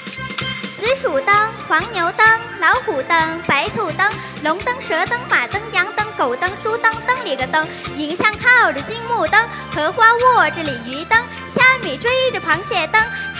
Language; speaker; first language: Chinese; non-native, fluent; Thai